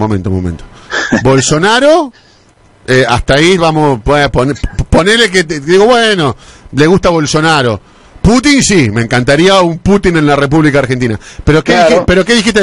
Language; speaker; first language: Spanish; native; Spanish